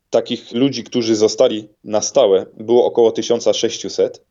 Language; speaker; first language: Polish; native; Polish